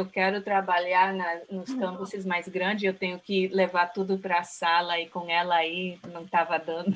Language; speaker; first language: Portuguese; early bilingual, heritage; Portuguese